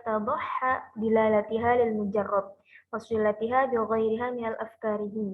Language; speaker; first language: Arabic; non-native, learner; Indonesian